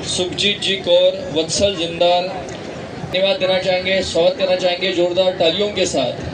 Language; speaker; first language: Hindi; non-native, local second language; Marathi